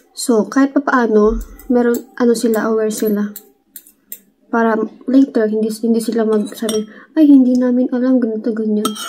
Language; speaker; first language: Filipino; non-native, local second language; Waray